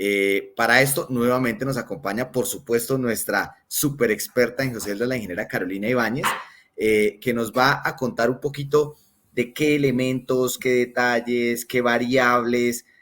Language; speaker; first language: Spanish; native; Spanish